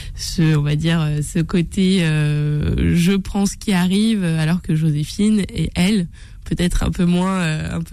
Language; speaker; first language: French; native; French